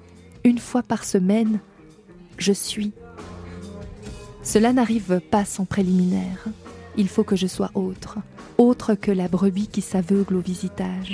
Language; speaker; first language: French; native; French